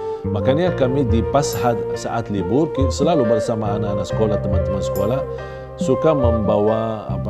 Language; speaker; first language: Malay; non-native, fluent; Arabic